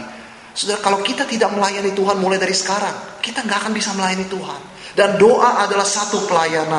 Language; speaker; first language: Indonesian; native; Indonesian